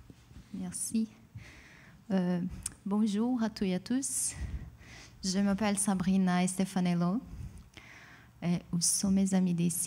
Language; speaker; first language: French; non-native, fluent; Portuguese